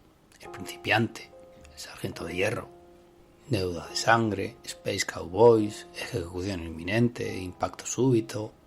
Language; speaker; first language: Spanish; native; Spanish